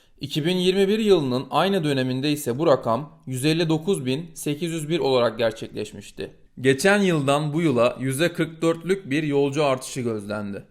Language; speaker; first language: Turkish; native; Turkish